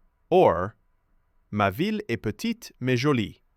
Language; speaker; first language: French; non-native, fluent; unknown